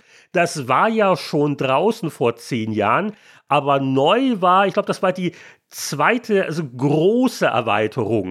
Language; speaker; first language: German; native; German